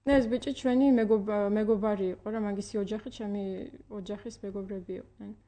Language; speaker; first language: Georgian; early bilingual, heritage; Georgian